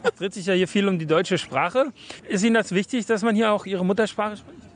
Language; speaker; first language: German; native; German